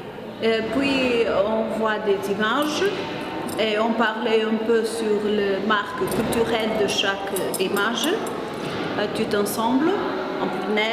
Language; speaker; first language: French; non-native, learner; Portuguese